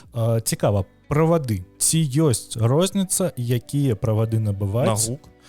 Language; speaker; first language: Belarusian; non-native, local second language; Russian